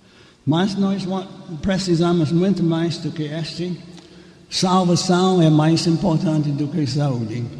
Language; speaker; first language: Portuguese; non-native, fluent; English